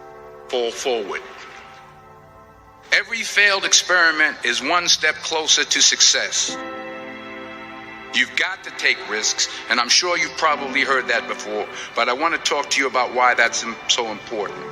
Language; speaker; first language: English; native; English